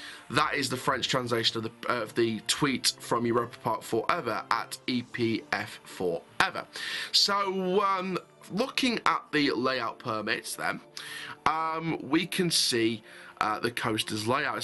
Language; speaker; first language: English; native; English